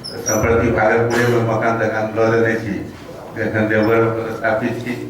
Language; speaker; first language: Maithili; native; Maithili